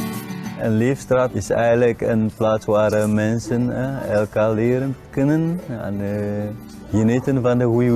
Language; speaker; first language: Dutch; non-native, learner; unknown